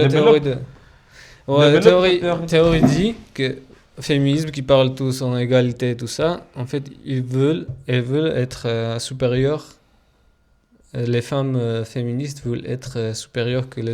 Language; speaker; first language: French; non-native, fluent; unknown